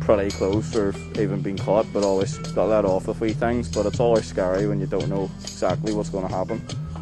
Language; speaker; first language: English; native; English